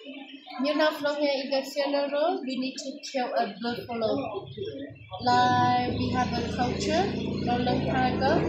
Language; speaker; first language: English; non-native, learner; Hmong